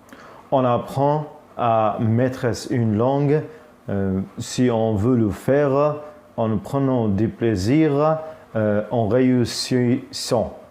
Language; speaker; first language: French; non-native, fluent; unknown